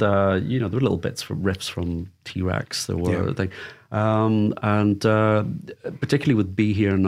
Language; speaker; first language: English; native; English